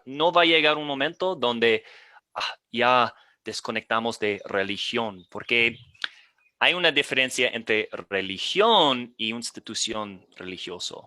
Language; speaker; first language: Spanish; non-native, fluent; English